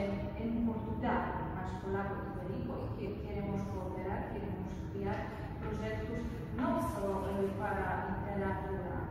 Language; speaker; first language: Portuguese; non-native, learner; Polish